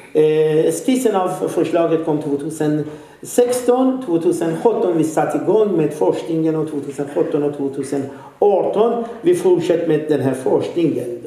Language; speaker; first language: Swedish; non-native, fluent; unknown